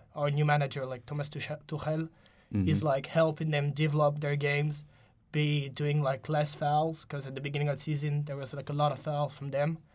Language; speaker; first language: English; non-native, fluent; French